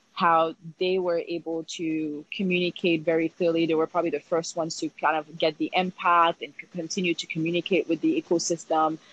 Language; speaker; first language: English; early bilingual, other home language; Haitian Creole